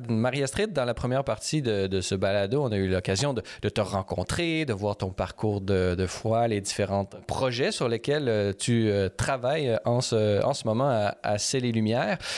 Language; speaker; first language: French; native; French